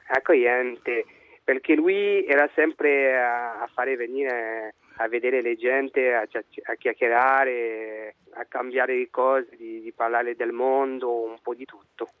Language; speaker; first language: Italian; non-native, learner; French